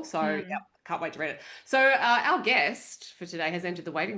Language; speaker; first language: English; native; English